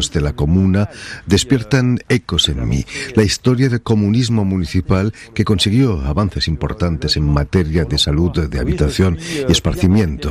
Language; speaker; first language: Spanish; native; Spanish